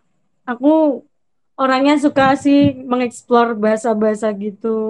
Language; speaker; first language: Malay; non-native, local second language; Javanese